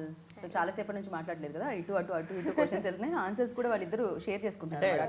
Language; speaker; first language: Telugu; native; Telugu